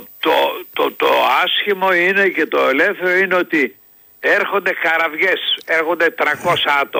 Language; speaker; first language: Greek; native; Greek